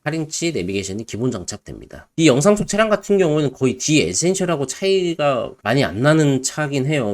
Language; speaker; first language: Korean; native; Korean